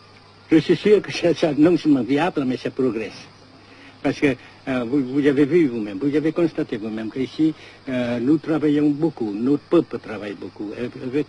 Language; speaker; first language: French; non-native, local second language; Vietnamese